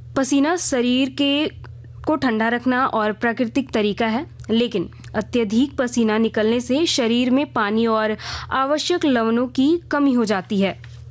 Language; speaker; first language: Hindi; native; Hindi